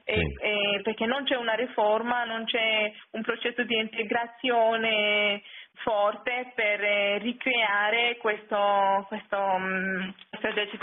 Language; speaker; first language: Italian; non-native, fluent; French